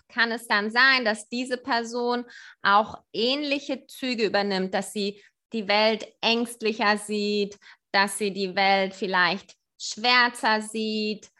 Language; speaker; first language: German; native; German